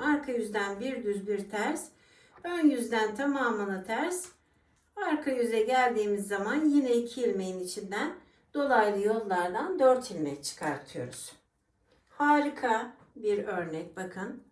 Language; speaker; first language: Turkish; native; Turkish